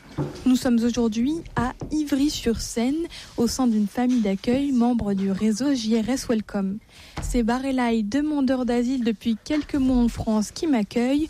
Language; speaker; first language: French; native; French